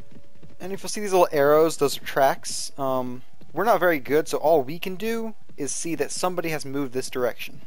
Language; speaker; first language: English; native; English